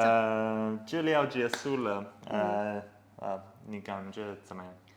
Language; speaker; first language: Chinese; non-native, learner; English